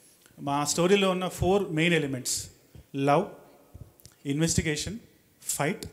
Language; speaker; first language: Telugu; native; Telugu